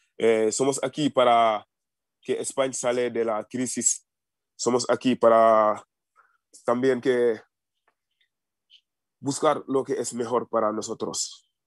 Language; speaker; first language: Spanish; non-native, learner; Wolof